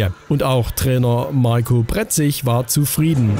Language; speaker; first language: German; native; German